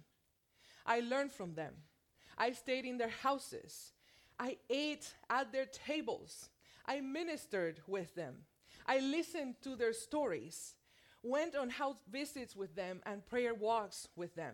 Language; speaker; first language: English; non-native, fluent; Spanish